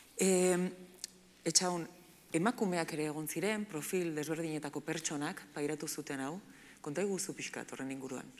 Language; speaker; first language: Basque; native; Basque